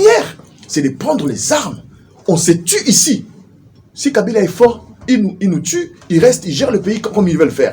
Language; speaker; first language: French; non-native, local second language; Lingala